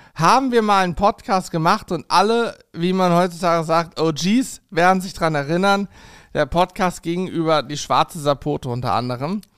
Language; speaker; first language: German; native; German